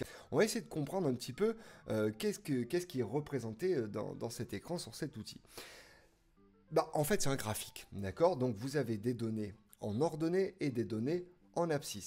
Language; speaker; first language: French; native; French